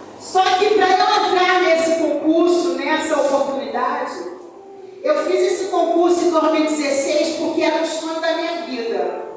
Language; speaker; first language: Portuguese; native; Portuguese